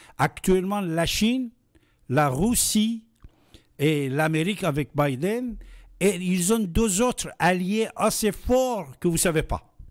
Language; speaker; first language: French; non-native, fluent; Persian